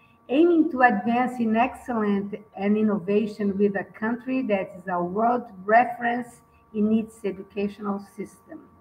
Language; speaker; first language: English; non-native, fluent; Portuguese